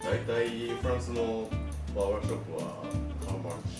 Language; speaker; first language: Japanese; native; Japanese